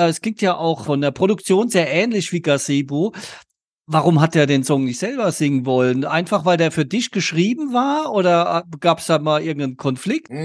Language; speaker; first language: German; native; German